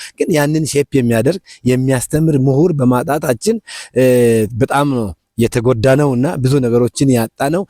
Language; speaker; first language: Amharic; non-native, local second language; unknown